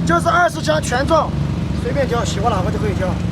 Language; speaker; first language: Chinese; native; Chinese